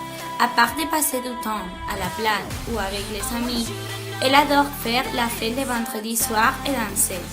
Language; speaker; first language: French; non-native, learner; Spanish